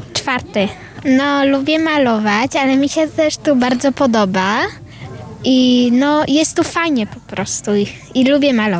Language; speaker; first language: Polish; early bilingual, heritage; Polish